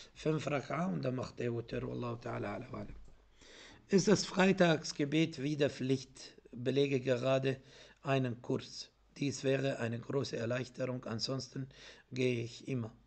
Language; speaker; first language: German; non-native, fluent; Arabic